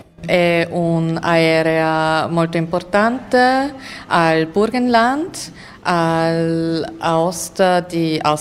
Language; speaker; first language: Italian; non-native, fluent; German